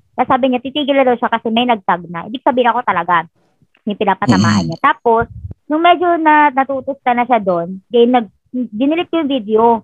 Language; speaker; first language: Filipino; non-native, local second language; Bikol